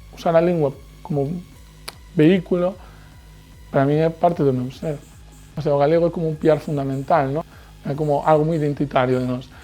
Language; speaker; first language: Galician; native; Galician